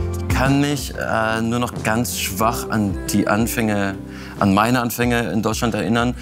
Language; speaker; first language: German; early bilingual, other home language; Russian